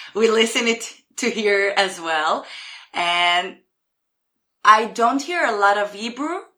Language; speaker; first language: English; non-native, fluent; Hebrew